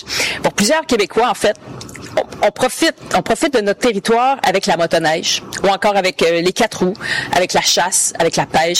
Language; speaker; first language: French; native; French